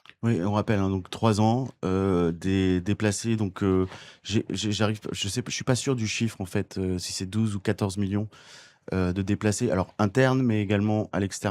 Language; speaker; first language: French; native; French